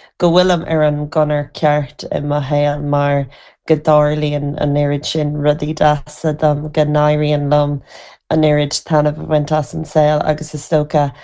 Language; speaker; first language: Irish; native; Irish